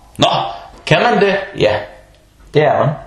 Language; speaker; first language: Danish; non-native, fluent; Arabic